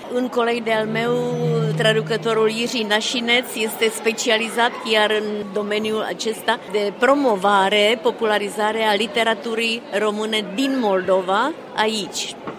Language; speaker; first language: Romanian; non-native, fluent; Czech